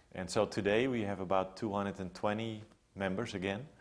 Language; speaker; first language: English; non-native, fluent; Dutch